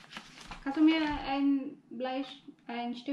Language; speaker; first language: German; non-native, learner; Filipino